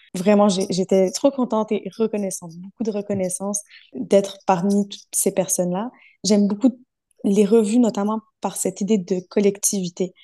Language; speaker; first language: French; early bilingual, other home language; Arabic